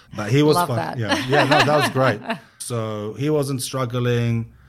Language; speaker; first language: English; non-native, fluent; Hebrew